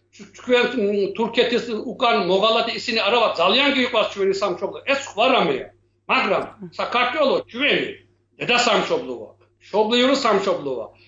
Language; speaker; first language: Georgian; non-native, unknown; Turkish